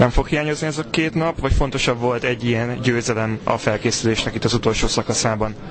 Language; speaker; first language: Hungarian; native; Hungarian